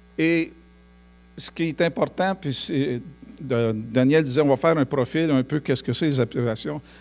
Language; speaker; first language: French; native; French